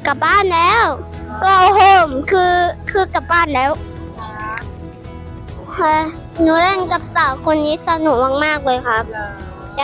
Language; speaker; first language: Thai; native; Thai